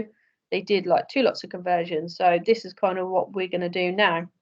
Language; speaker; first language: English; native; English